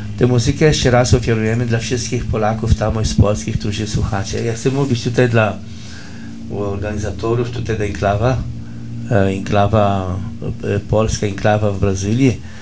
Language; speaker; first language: Polish; early bilingual, heritage; Polish